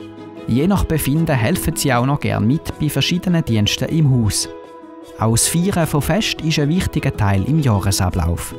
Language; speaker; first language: German; native; German